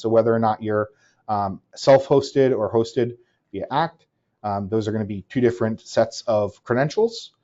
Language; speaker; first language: English; native; English